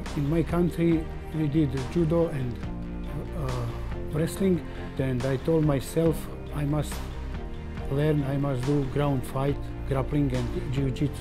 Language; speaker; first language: English; non-native, learner; Croatian